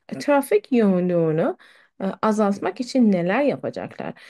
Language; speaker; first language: Turkish; non-native, fluent; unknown